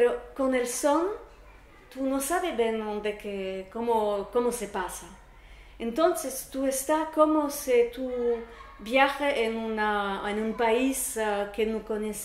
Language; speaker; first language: Spanish; non-native, learner; Portuguese